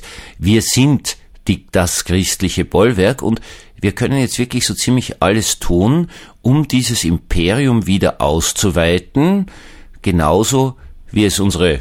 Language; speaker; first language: German; native; German